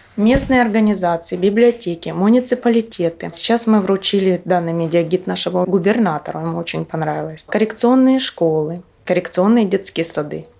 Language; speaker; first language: Russian; native; Russian